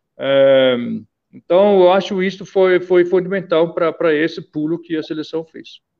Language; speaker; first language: Portuguese; non-native, fluent; Danish